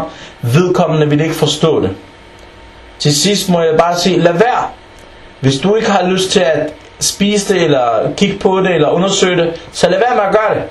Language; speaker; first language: Danish; early bilingual, other home language; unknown